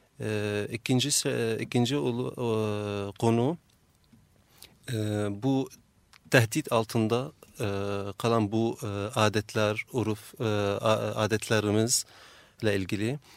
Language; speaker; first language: Turkish; non-native, fluent; Arabic